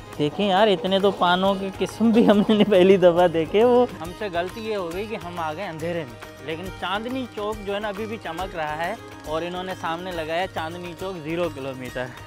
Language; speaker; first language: Urdu; non-native, local second language; Sindhi